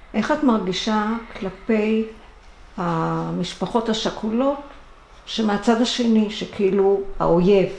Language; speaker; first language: Hebrew; native; Hebrew